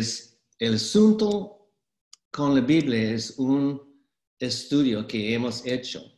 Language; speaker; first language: Spanish; non-native, fluent; English